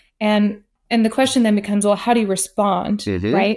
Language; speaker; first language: English; native; English